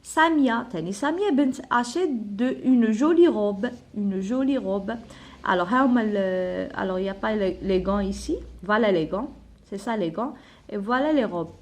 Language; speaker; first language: French; non-native, local second language; Arabic